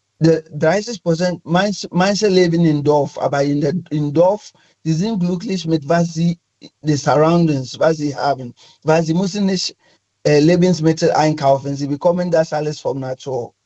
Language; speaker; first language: German; non-native, fluent; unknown